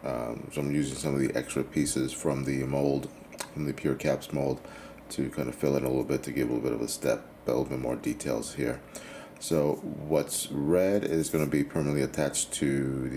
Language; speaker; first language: English; native; English